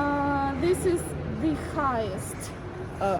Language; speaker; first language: English; non-native, learner; Russian